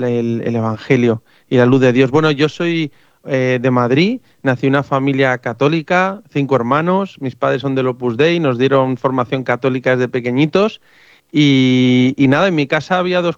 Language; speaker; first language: Spanish; native; Spanish